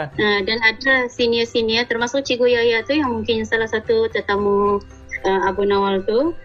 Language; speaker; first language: Malay; native; Malay